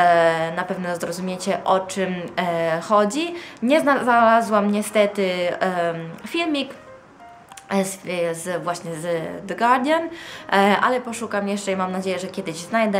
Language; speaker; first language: Polish; non-native, fluent; Italian